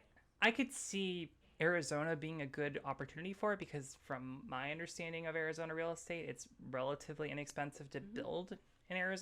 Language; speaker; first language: English; native; English